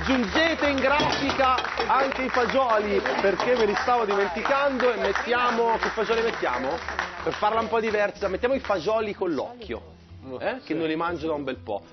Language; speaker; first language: Italian; native; Italian